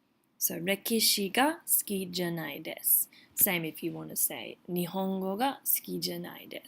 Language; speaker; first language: Japanese; non-native, fluent; English